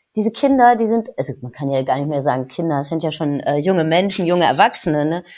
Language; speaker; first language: German; native; German